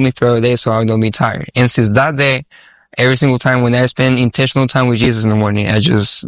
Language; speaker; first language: English; non-native, fluent; Spanish